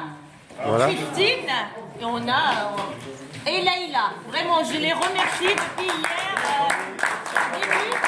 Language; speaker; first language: French; native; French